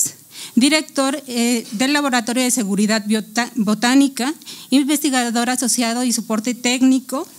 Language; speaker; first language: Spanish; native; Spanish